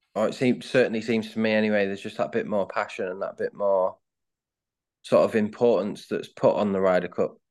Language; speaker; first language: English; native; English